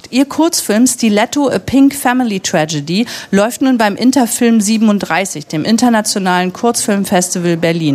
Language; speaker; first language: German; native; German